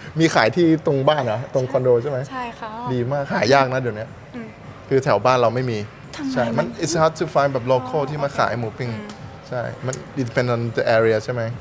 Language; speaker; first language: Thai; native; Thai